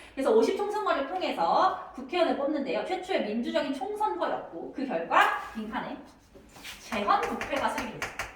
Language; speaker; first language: Korean; native; Korean